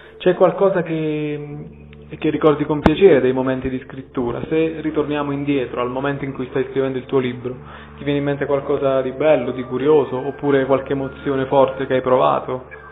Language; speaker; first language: Italian; native; Italian